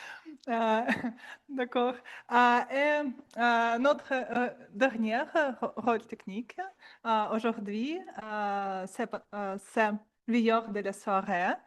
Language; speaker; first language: French; non-native, learner; Russian